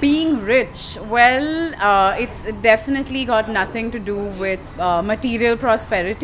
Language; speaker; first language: English; non-native, local second language; Hindi